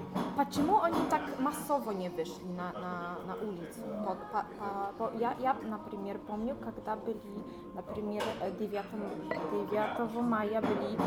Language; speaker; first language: Russian; non-native, learner; Polish